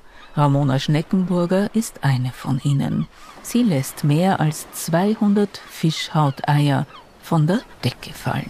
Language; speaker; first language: German; native; German